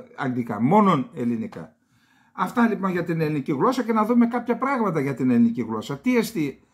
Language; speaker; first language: Greek; native; Greek